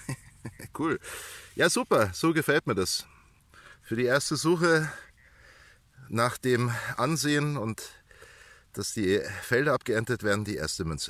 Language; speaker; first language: German; native; German